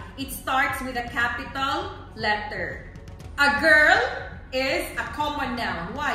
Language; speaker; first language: English; non-native, local second language; Filipino